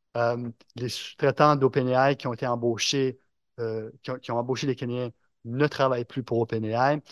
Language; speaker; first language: French; native; French